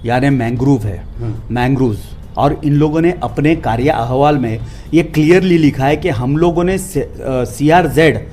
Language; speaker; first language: Hindi; non-native, local second language; Marathi